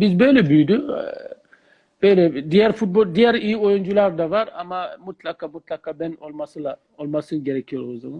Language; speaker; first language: Turkish; non-native, learner; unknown